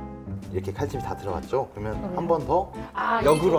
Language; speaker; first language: Korean; native; Korean